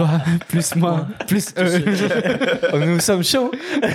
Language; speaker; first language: French; native; French